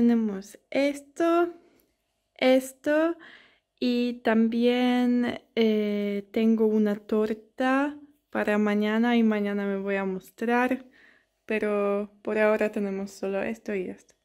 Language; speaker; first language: Spanish; non-native, learner; Polish